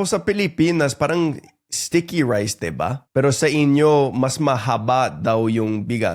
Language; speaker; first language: Filipino; non-native, fluent; English